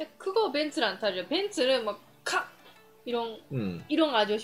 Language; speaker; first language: Korean; non-native, fluent; Japanese